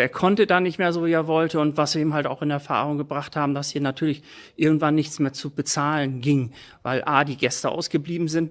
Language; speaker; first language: German; native; German